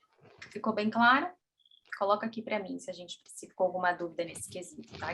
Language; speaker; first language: Portuguese; native; Portuguese